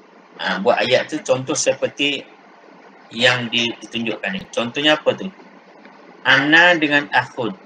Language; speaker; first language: Malay; native; Malay